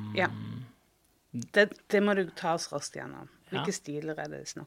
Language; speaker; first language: Norwegian; native; Norwegian